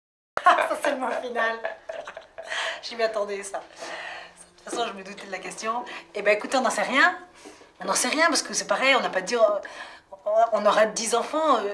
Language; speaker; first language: French; native; French